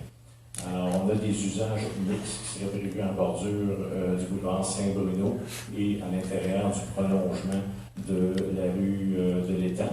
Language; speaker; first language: French; native; French